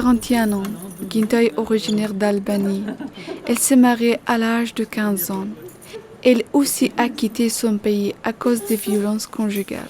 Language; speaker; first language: French; non-native, learner; Persian